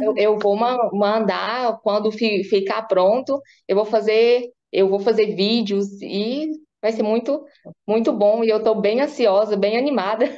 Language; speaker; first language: Portuguese; native; Portuguese